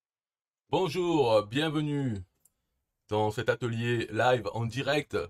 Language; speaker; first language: French; native; French